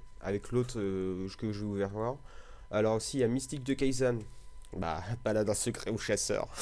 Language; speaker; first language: French; native; French